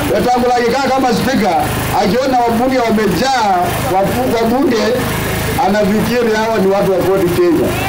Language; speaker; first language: Swahili; non-native, local second language; Luyia